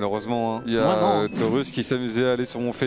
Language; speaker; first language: French; native; French